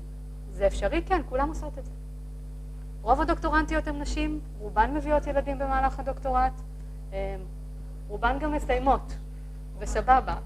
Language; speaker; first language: Hebrew; native; Hebrew